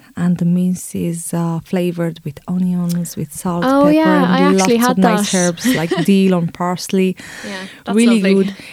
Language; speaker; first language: English; non-native, fluent; Romanian